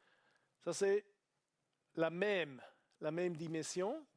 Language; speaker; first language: French; non-native, learner; Italian